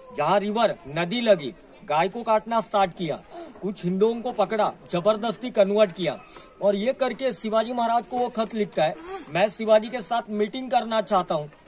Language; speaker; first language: Hindi; non-native, local second language; Marathi